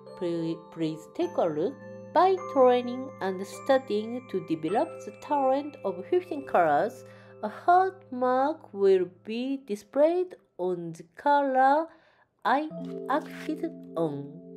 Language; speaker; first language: English; non-native, learner; Japanese